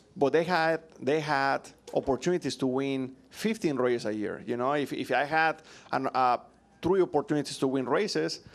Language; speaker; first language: English; non-native, fluent; Spanish